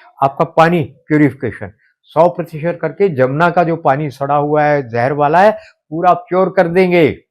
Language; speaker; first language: Hindi; native; Hindi